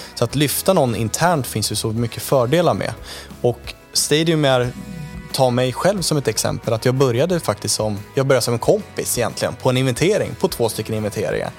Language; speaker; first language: Swedish; non-native, fluent; Spanish